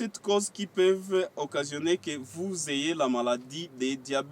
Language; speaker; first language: French; non-native, local second language; Swahili